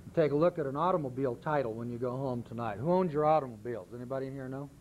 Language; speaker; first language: English; native; English